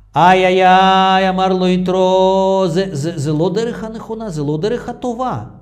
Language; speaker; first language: Hebrew; non-native, fluent; Russian